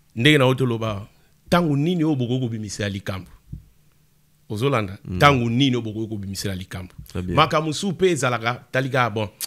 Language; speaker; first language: Lingala; non-native, local second language; Kongo